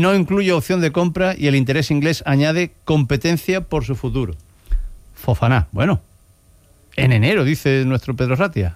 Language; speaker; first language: Spanish; native; Spanish